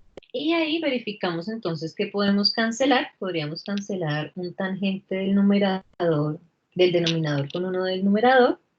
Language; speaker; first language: Spanish; native; Spanish